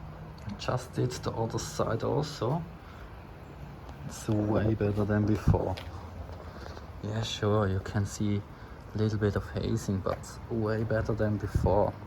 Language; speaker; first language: English; non-native, fluent; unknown